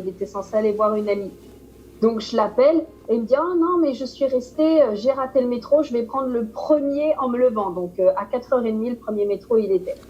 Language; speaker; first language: French; native; French